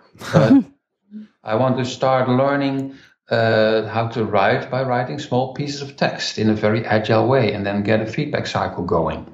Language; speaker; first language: English; non-native, fluent; Dutch